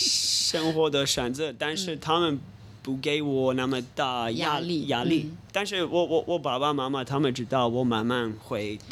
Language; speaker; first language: Chinese; non-native, fluent; English